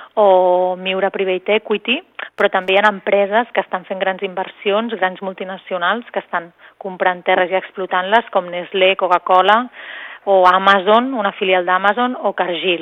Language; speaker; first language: Catalan; native; Catalan